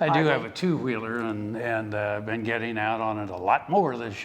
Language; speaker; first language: English; native; English